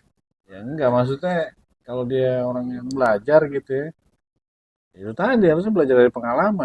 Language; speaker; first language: Indonesian; native; Indonesian